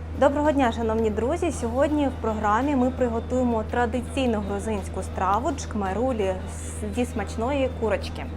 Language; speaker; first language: Ukrainian; native; Ukrainian